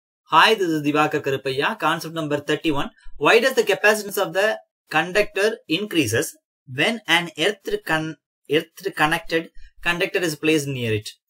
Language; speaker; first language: English; non-native, local second language; Tamil